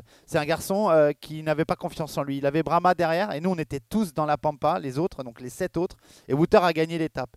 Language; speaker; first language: French; native; French